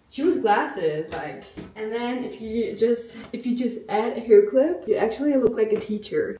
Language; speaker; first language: English; non-native, fluent; German